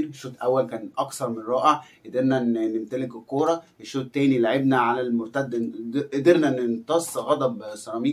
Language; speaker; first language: Arabic; native; Arabic